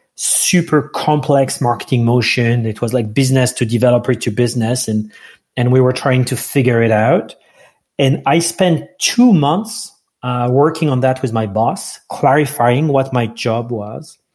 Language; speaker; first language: English; non-native, fluent; French